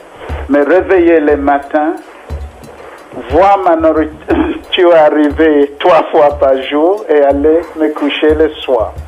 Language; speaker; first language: French; non-native, fluent; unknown